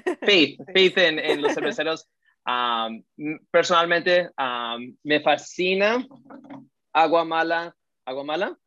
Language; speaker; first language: Spanish; early bilingual, heritage; Spanish